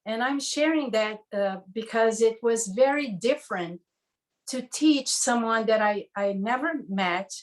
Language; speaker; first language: English; non-native, fluent; Portuguese